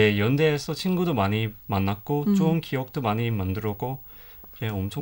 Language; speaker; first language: Korean; non-native, fluent; English